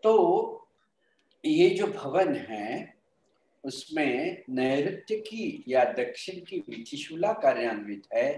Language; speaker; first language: Hindi; non-native, local second language; Marathi